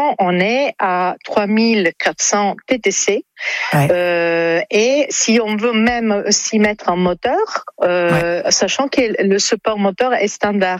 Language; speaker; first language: French; non-native, fluent; Italian